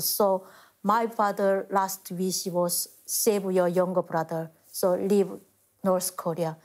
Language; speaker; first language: English; non-native, fluent; Korean